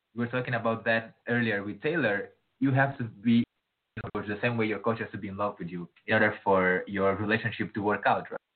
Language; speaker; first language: English; non-native, fluent; Portuguese